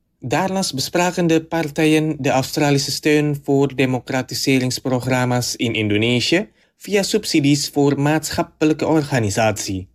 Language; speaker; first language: Dutch; non-native, fluent; Indonesian